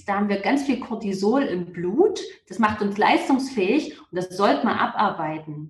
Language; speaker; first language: German; native; German